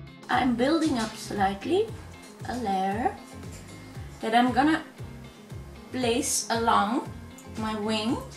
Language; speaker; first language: English; non-native, fluent; Dutch